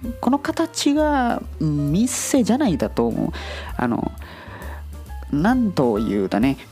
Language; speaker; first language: Japanese; non-native, learner; Indonesian